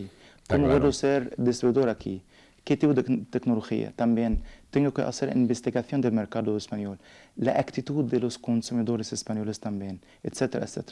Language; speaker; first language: Spanish; non-native, learner; Arabic